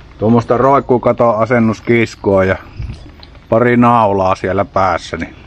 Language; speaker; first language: Finnish; native; Finnish